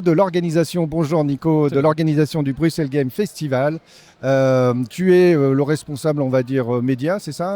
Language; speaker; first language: French; native; French